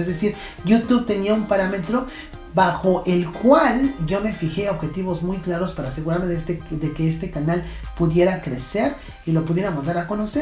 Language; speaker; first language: Spanish; native; Spanish